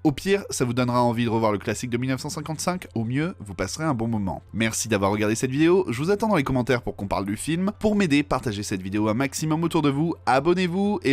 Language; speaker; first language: French; native; French